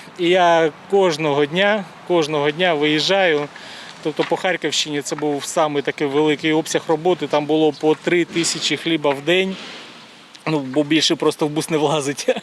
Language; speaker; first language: Ukrainian; native; Ukrainian